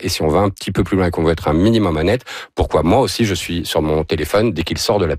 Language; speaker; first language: French; native; French